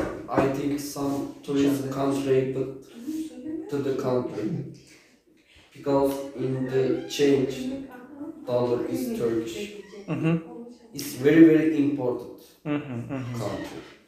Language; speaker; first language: English; non-native, learner; Turkish